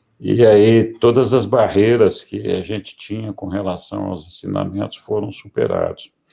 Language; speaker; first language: Portuguese; early bilingual, other home language; Spanish